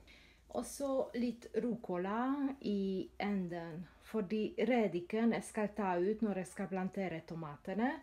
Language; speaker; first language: Norwegian; non-native, fluent; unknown